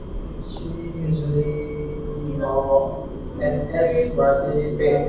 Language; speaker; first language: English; non-native, learner; Indonesian